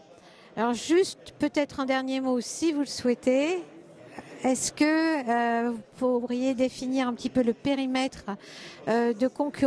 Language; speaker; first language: French; native; French